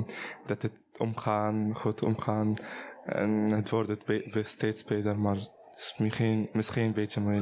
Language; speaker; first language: Dutch; non-native, learner; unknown